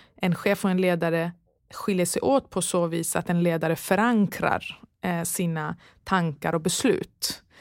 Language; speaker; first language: Swedish; early bilingual, other home language; Persian